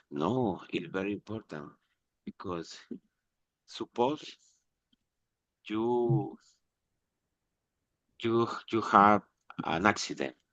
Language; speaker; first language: English; non-native, learner; Spanish